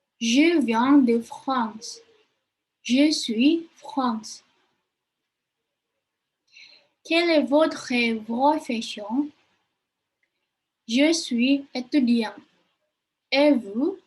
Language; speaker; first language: French; non-native, learner; Indonesian